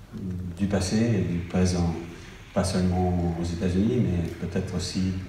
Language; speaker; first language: French; non-native, fluent; English